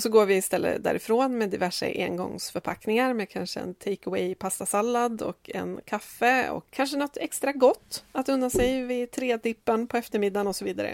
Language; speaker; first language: Swedish; native; Swedish